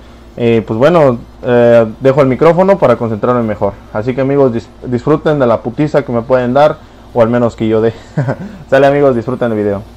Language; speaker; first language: Spanish; native; Spanish